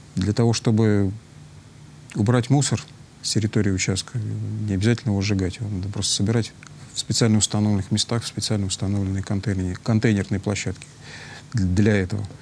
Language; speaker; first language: Russian; native; Russian